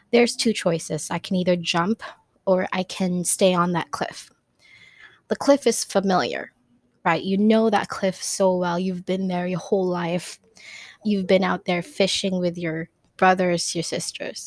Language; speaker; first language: English; non-native, local second language; Filipino